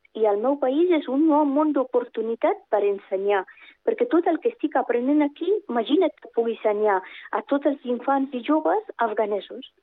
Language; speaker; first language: Catalan; non-native, fluent; Persian